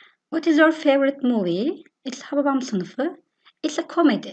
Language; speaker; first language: English; non-native, fluent; Turkish